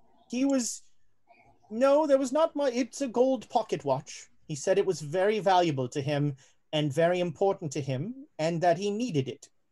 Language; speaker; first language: English; native; English